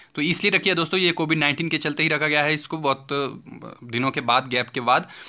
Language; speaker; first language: Hindi; native; Hindi